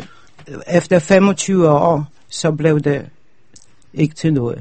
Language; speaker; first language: Danish; non-native, fluent; Polish